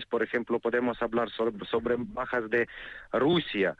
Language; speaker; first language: Spanish; non-native, fluent; Ukrainian